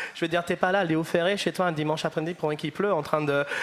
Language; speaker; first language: French; non-native, fluent; English